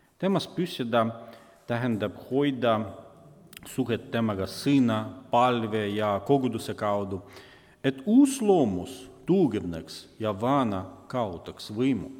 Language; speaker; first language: Estonian; non-native, local second language; Russian